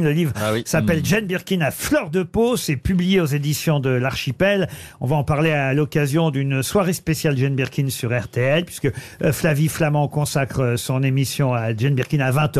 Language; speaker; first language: French; native; French